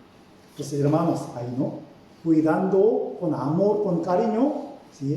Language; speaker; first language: Spanish; non-native, fluent; Korean